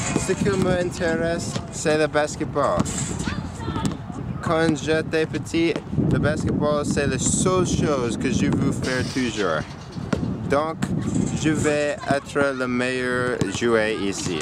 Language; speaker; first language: French; non-native, learner; English